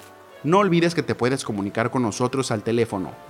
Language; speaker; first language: Spanish; native; Spanish